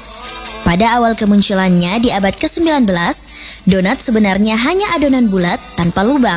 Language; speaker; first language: Indonesian; native; Indonesian